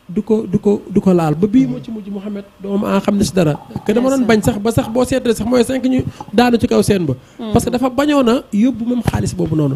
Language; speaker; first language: Wolof; non-native, local second language; Fula